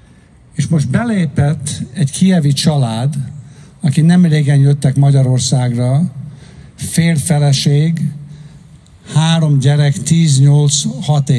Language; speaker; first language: Hungarian; early bilingual, heritage; Hungarian